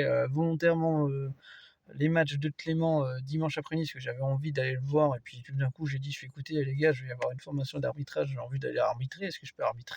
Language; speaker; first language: French; native; French